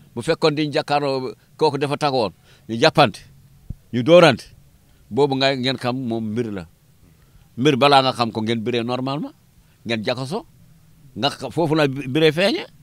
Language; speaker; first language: Wolof; non-native, local second language; Fula